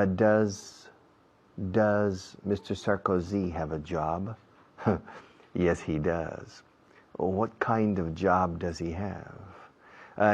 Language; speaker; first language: English; non-native, fluent; Spanish